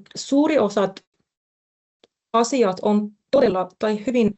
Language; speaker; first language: Finnish; non-native, fluent; Persian